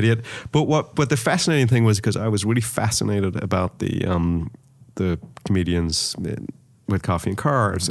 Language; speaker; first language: English; native; English